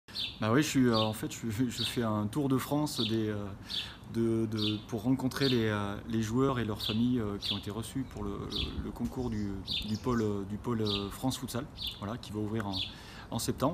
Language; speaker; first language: French; native; French